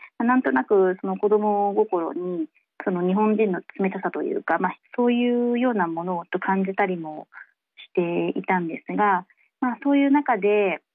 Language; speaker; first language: Japanese; native; Japanese